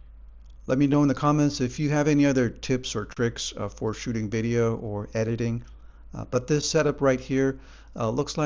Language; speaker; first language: English; native; English